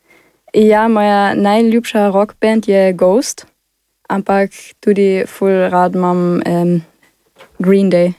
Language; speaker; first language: Slovenian; non-native, local second language; German